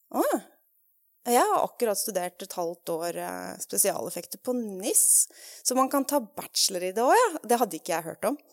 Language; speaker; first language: Norwegian; native; Norwegian